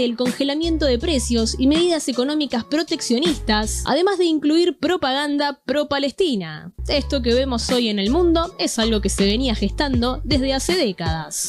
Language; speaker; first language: Spanish; native; Spanish